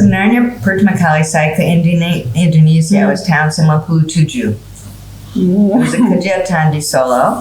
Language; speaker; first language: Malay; non-native, fluent; English